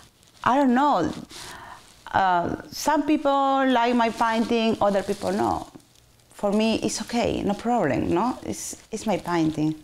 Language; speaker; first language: English; non-native, learner; Spanish